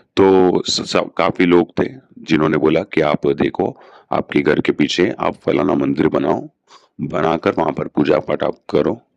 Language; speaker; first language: Hindi; non-native, local second language; Telugu